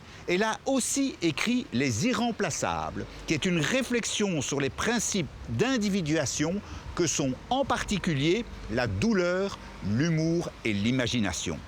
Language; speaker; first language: French; native; French